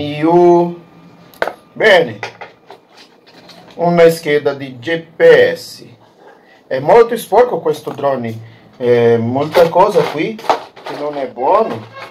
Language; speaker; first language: Italian; non-native, learner; Portuguese